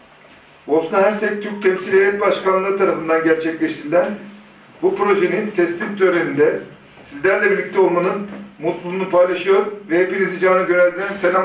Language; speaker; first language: Turkish; native; Turkish